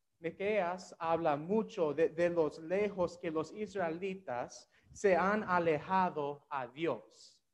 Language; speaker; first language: Spanish; non-native, learner; English